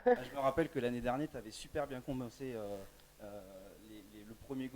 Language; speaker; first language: French; native; French